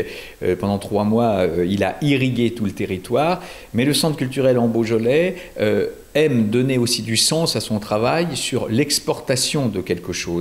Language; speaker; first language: French; native; French